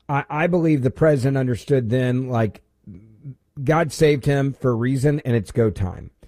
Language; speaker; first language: English; native; English